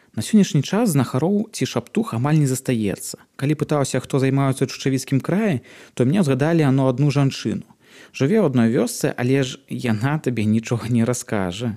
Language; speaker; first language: Belarusian; native; Belarusian